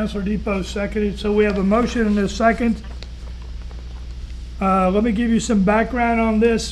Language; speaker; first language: English; native; English